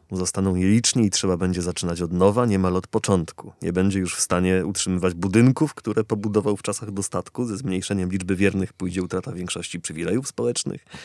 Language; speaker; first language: Polish; native; Polish